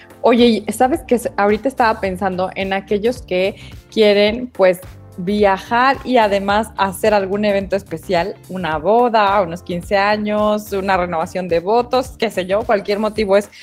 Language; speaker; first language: Spanish; native; Spanish